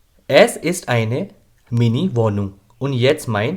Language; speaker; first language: German; non-native, learner; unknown